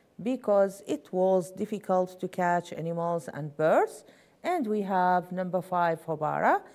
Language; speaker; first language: English; non-native, fluent; Arabic